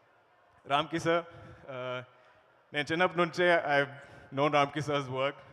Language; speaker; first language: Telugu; non-native, learner; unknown